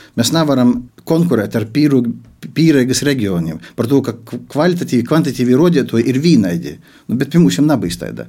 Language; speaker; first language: Latvian; non-native, local second language; Russian